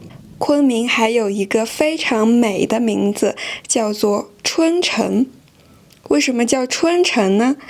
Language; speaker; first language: Chinese; non-native, fluent; French